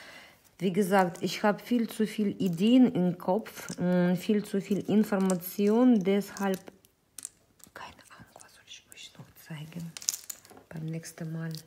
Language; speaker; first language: German; non-native, fluent; Russian